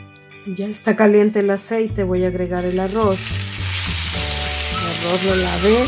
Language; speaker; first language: Spanish; native; Spanish